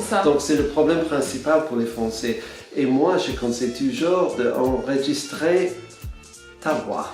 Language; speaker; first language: French; non-native, fluent; English